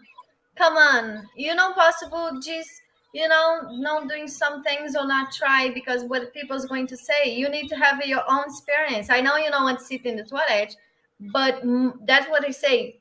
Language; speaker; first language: English; non-native, learner; Portuguese